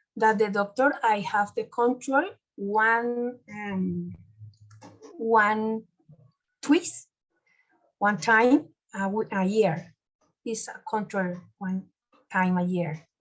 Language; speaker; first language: English; non-native, learner; Spanish